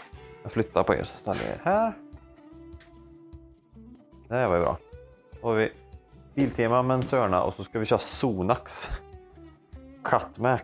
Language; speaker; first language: Swedish; native; Swedish